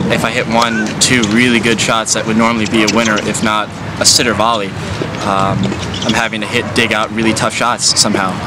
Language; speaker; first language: English; native; English